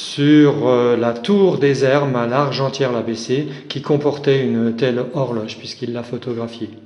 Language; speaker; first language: French; native; French